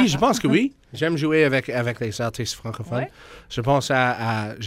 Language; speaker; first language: French; non-native, learner; English